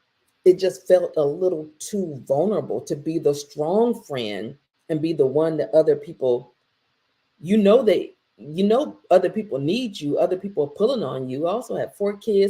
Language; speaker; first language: English; native; English